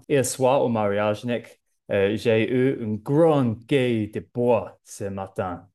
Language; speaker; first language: French; non-native, learner; English